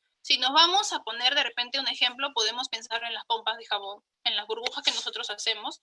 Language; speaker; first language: Spanish; native; Spanish